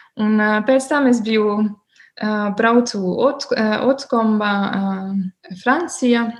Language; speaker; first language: Latvian; non-native, learner; German